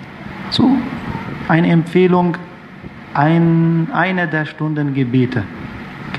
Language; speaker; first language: German; non-native, fluent; Arabic